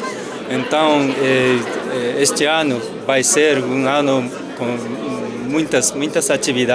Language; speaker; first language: Portuguese; non-native, fluent; Japanese